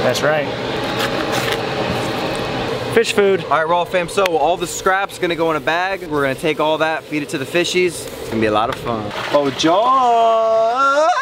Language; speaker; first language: English; native; English